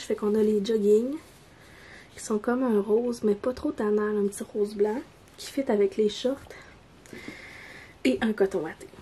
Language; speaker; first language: French; native; French